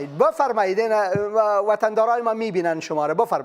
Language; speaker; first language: Persian; native; Persian